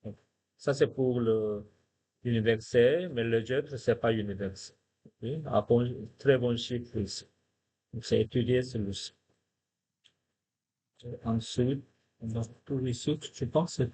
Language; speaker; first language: French; non-native, fluent; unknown